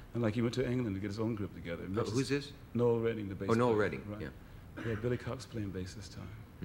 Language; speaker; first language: English; native; English